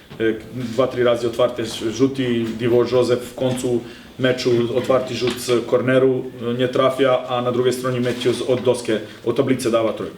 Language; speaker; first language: Polish; non-native, learner; Serbian